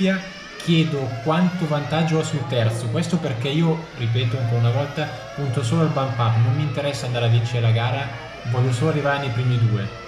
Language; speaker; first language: Italian; native; Italian